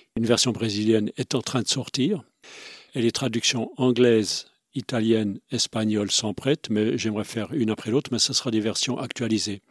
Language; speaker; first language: French; non-native, local second language; Swiss German